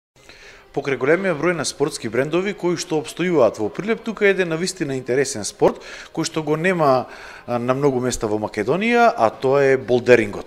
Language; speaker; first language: Macedonian; native; Macedonian